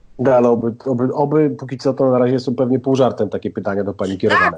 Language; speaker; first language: Polish; native; Polish